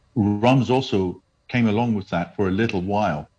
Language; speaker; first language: English; native; English